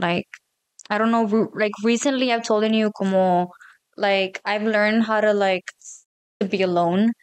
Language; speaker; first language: English; early bilingual, other home language; Spanish